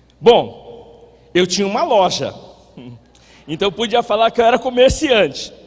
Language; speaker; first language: Portuguese; native; Portuguese